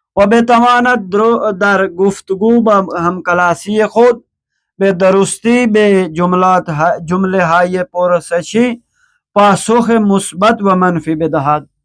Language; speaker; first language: Persian; non-native, learner; Urdu